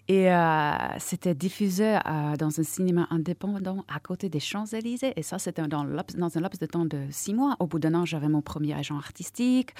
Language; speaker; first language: French; non-native, fluent; Czech